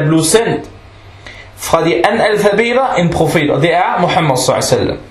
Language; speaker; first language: Danish; non-native, local second language; Arabic